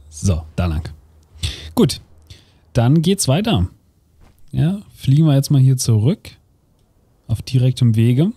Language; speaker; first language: German; native; German